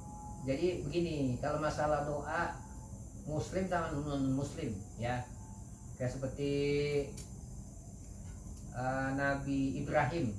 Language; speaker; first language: Indonesian; native; Indonesian